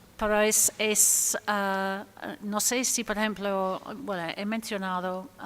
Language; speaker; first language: Spanish; non-native, fluent; English